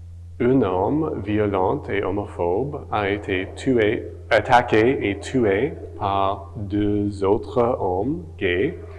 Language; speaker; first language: French; non-native, local second language; English